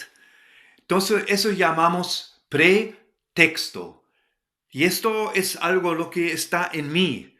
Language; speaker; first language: Spanish; non-native, fluent; German